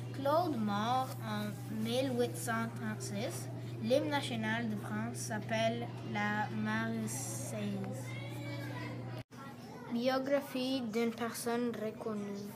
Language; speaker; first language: French; non-native, learner; English